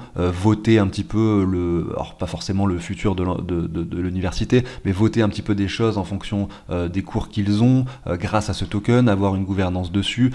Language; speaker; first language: French; native; French